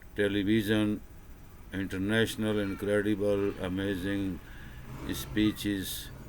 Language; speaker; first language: English; non-native, local second language; Urdu